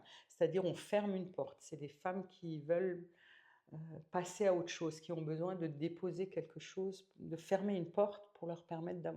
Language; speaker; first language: French; native; French